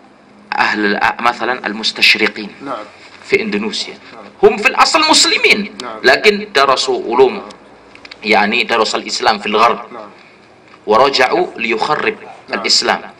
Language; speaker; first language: Arabic; non-native, fluent; Indonesian